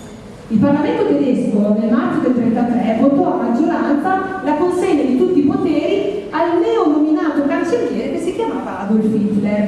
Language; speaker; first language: Italian; native; Italian